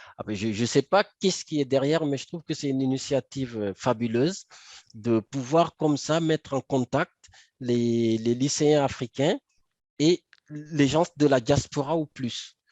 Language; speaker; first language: French; non-native, local second language; Wolof